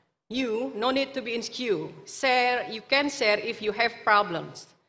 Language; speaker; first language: English; non-native, fluent; Indonesian